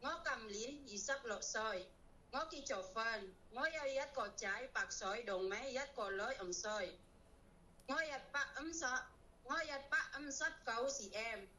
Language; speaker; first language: Cantonese; non-native, learner; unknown